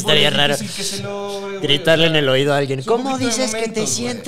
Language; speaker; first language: Spanish; native; Spanish